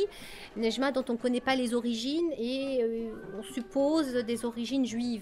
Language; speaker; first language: French; native; French